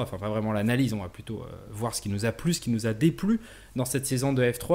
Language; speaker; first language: French; native; French